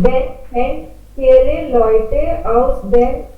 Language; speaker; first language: German; non-native, learner; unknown